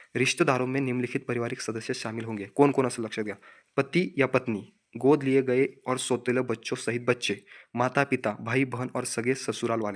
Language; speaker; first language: Hindi; non-native, local second language; Marathi